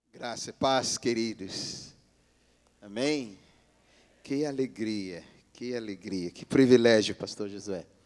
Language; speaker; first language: Portuguese; non-native, fluent; English